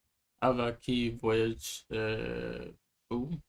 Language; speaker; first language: French; non-native, learner; English